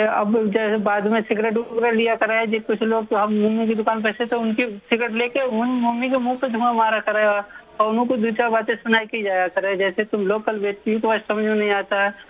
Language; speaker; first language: Hindi; native; Hindi